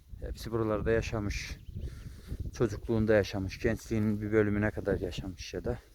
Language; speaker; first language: Turkish; native; Turkish